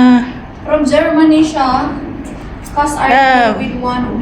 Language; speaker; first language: English; non-native, local second language; Filipino